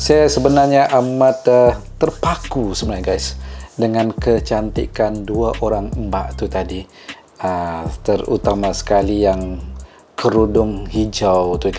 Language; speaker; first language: Indonesian; non-native, local second language; Malay